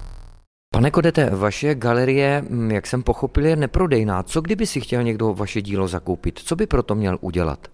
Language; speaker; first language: Czech; native; Czech